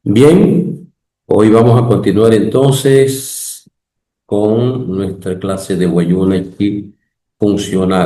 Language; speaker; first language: Spanish; non-native, local second language; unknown